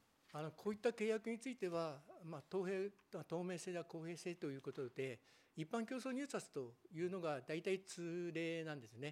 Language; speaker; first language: Japanese; native; Japanese